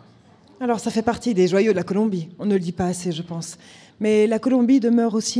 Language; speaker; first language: French; native; French